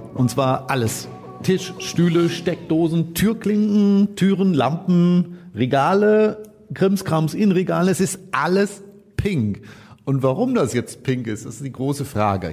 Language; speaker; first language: German; native; German